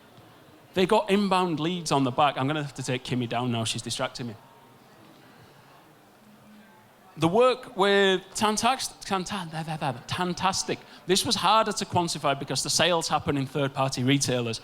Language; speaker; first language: English; native; English